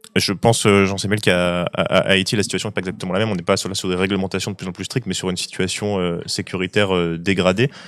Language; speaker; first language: French; native; French